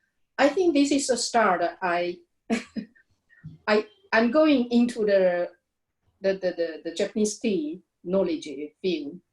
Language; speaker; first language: English; non-native, learner; Chinese